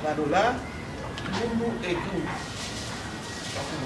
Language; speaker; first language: French; non-native, local second language; Lingala